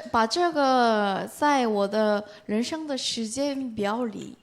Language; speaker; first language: Chinese; non-native, learner; Korean